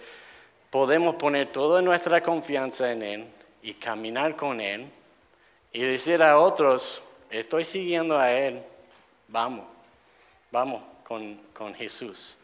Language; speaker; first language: Spanish; non-native, fluent; English